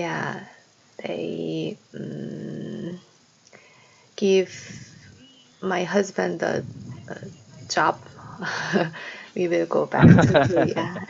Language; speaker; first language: English; non-native, learner; Korean